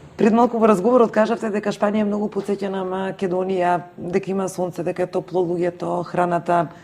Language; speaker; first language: Macedonian; native; Macedonian